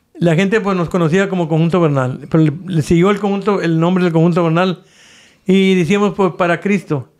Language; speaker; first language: Spanish; native; Spanish